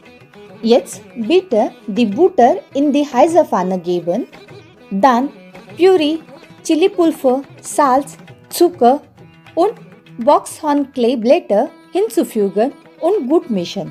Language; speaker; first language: German; non-native, learner; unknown